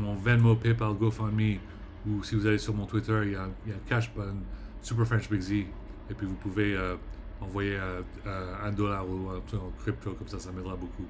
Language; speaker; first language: French; early bilingual, heritage; French